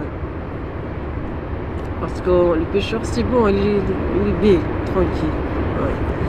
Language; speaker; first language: French; non-native, learner; Arabic